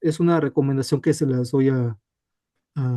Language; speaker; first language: Spanish; native; Spanish